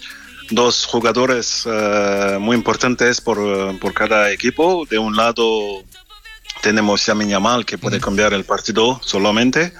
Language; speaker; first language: Spanish; non-native, fluent; French